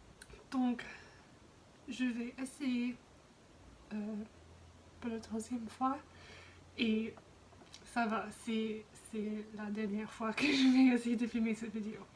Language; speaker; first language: French; non-native, fluent; English